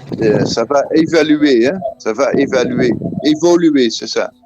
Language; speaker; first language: French; non-native, fluent; Dutch